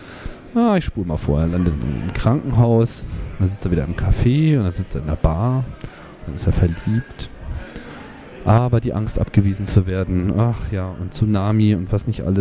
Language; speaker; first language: German; native; German